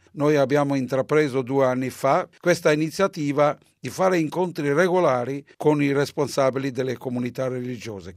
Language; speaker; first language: Italian; non-native, fluent; Albanian